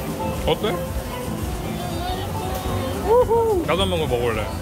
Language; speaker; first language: Korean; native; Korean